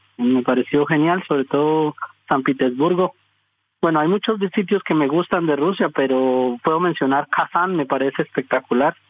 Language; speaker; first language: Spanish; native; Spanish